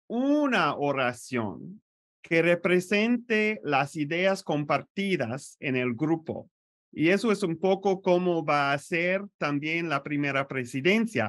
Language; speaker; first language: Spanish; non-native, fluent; French